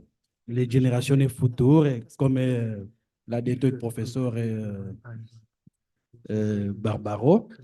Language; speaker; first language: Italian; non-native, learner; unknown